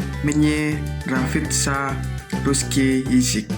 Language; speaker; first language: Russian; non-native, learner; Indonesian